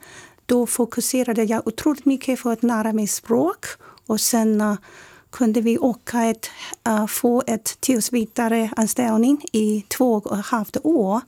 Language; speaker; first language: Swedish; non-native, fluent; Chinese